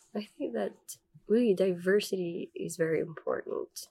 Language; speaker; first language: English; non-native, local second language; Filipino